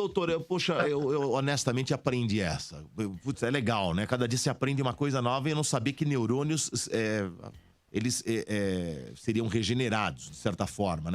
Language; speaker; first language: Portuguese; native; Portuguese